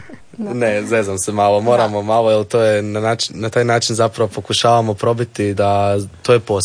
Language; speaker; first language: Serbian; native; Serbian